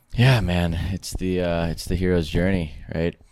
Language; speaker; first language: English; native; English